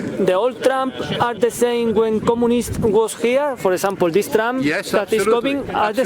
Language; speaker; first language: English; non-native, learner; Spanish